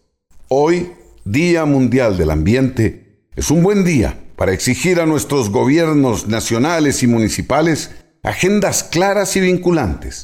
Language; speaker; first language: Spanish; native; Spanish